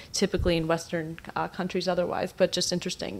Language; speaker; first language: English; native; English